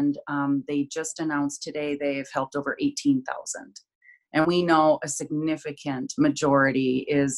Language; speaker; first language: English; native; English